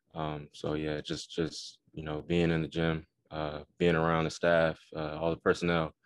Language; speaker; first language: English; native; English